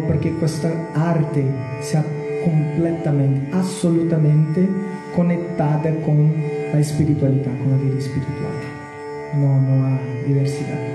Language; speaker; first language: Italian; non-native, learner; Portuguese